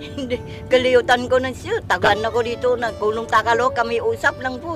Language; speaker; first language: Filipino; non-native, learner; Vietnamese